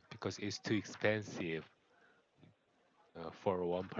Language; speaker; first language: English; non-native, learner; Korean